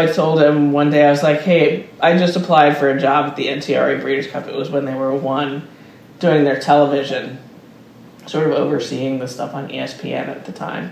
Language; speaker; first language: English; native; English